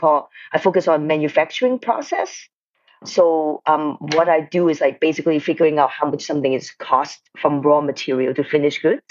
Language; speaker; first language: English; non-native, local second language; Cantonese